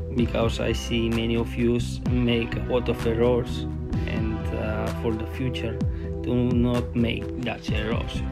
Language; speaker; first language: English; non-native, learner; Spanish